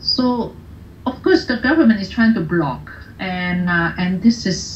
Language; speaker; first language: English; non-native, local second language; Cantonese